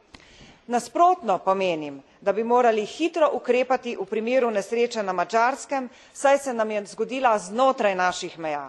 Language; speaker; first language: Slovenian; native; Slovenian